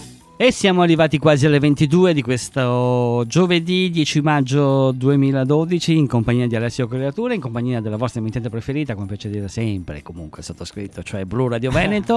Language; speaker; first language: Italian; native; Italian